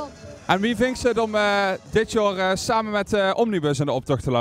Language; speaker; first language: Dutch; native; Dutch